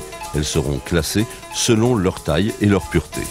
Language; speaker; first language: French; native; French